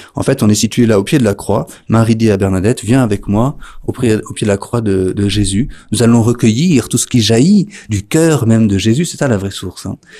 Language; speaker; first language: French; native; French